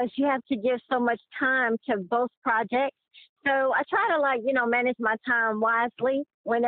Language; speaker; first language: English; native; English